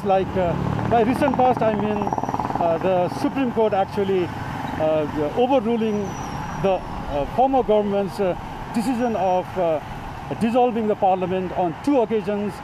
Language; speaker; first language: English; non-native, local second language; Nepali